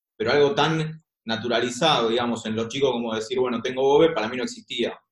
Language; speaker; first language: Spanish; native; Spanish